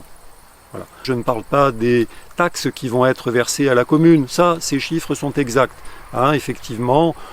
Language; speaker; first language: French; native; French